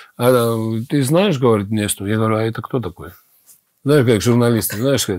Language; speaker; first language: Russian; non-native, fluent; Georgian